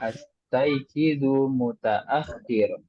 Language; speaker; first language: Arabic; non-native, local second language; Indonesian